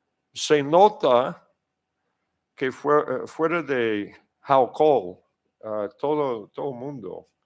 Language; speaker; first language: Spanish; non-native, fluent; English